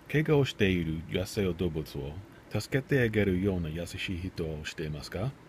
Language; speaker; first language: Japanese; non-native, learner; English